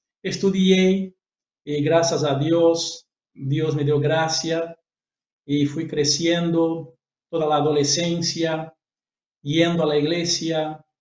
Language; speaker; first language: Spanish; non-native, fluent; Portuguese